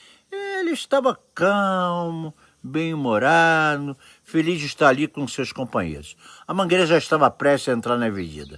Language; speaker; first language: Portuguese; native; Portuguese